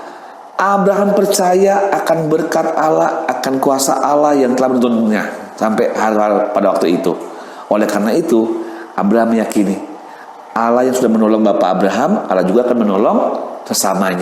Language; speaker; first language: Indonesian; native; Indonesian